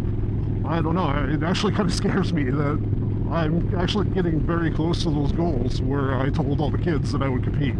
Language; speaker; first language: English; native; English